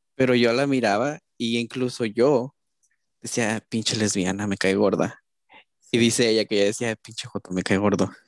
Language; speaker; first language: Spanish; native; Spanish